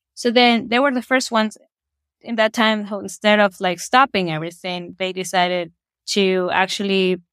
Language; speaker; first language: English; non-native, fluent; Spanish